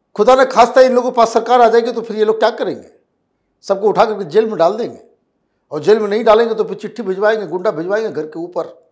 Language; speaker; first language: Hindi; native; Hindi